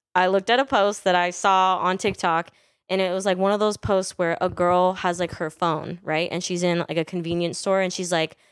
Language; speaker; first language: English; early bilingual, other home language; Filipino